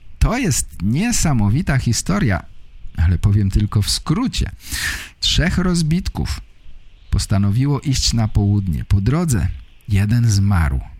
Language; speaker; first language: Polish; native; Polish